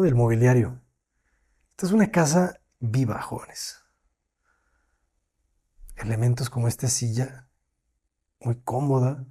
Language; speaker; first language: Spanish; native; Spanish